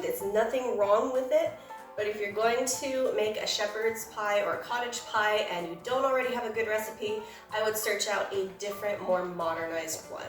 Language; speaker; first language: English; native; English